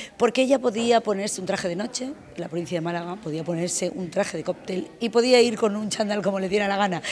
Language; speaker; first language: Spanish; native; Spanish